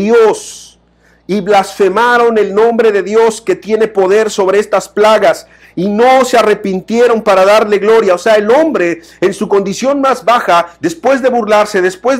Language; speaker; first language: Spanish; native; Spanish